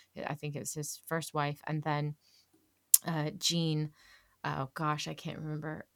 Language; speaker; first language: English; native; English